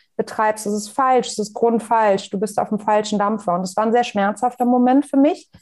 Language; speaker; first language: German; native; German